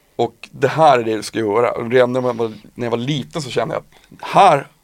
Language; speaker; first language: Swedish; native; Swedish